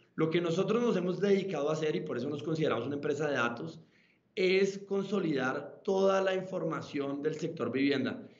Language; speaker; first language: Spanish; native; Spanish